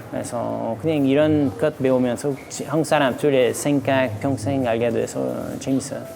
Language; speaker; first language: Korean; non-native, learner; French